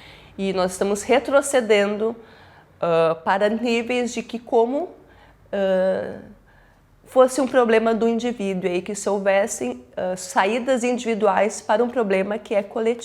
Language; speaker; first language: Portuguese; native; Portuguese